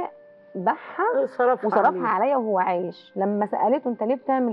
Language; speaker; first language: Arabic; native; Arabic